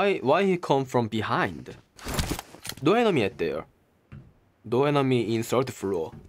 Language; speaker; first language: English; non-native, learner; Korean